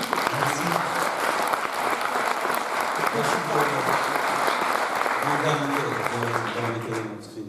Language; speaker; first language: French; non-native, fluent; English